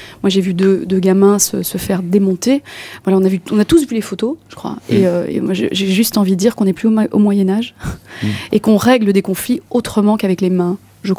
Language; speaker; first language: French; native; French